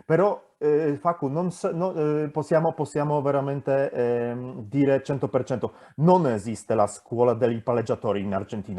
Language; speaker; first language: Italian; non-native, fluent; Polish